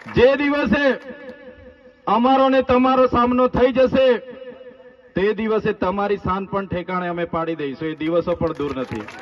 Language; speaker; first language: Gujarati; non-native, local second language; Bhili